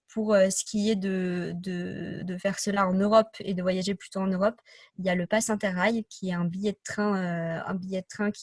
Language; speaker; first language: French; native; French